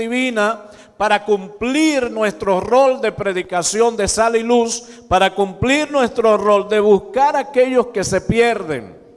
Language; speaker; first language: Spanish; native; Spanish